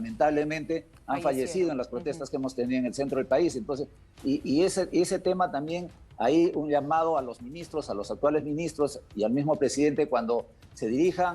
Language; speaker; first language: Spanish; native; Spanish